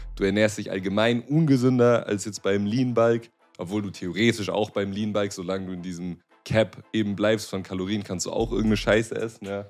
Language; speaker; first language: German; native; German